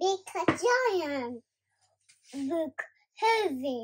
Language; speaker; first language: English; early bilingual, other home language; Romanian